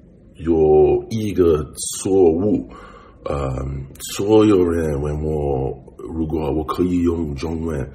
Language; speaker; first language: Chinese; non-native, learner; English